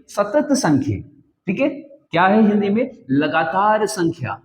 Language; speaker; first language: Hindi; non-native, local second language; Kannada